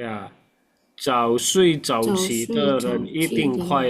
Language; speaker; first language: Chinese; non-native, fluent; Indonesian